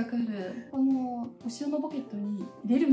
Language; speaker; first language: Japanese; non-native, fluent; Chinese